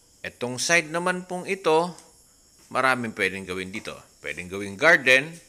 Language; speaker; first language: Filipino; native; Filipino